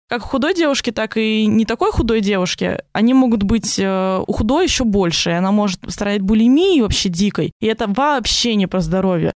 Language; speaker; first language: Russian; native; Russian